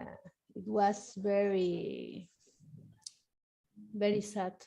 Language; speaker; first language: English; non-native, learner; Spanish